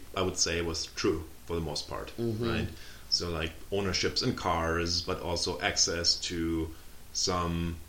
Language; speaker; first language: English; non-native, fluent; German